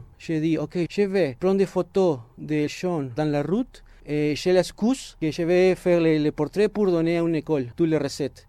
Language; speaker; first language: French; non-native, fluent; Spanish